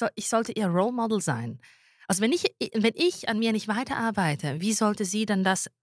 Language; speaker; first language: German; native; German